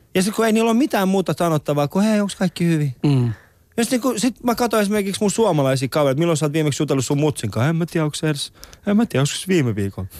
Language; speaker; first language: Finnish; early bilingual, other home language; Persian